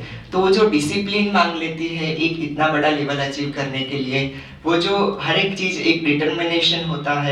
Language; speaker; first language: Hindi; native; Hindi